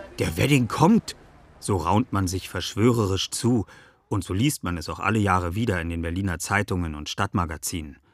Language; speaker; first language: German; native; German